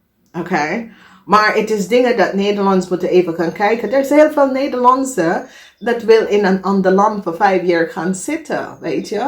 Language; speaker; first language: Dutch; non-native, fluent; English